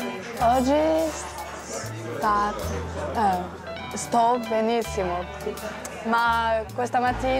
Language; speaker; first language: Italian; non-native, learner; French